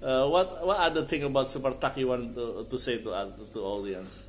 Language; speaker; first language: English; non-native, learner; Indonesian